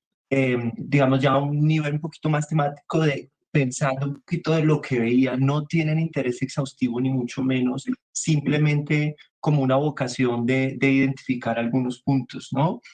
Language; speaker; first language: Spanish; native; Spanish